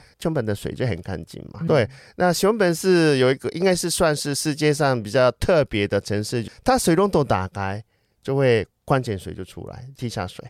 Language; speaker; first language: Chinese; non-native, fluent; Japanese